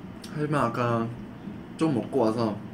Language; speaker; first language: Korean; non-native, fluent; English